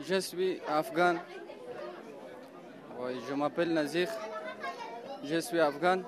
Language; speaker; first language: French; non-native, learner; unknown